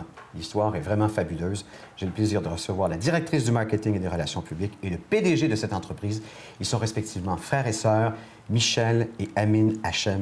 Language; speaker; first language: French; native; French